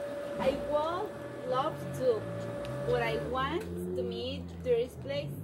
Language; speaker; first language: English; non-native, learner; Spanish